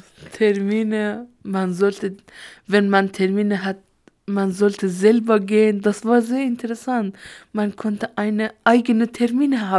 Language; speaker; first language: German; non-native, learner; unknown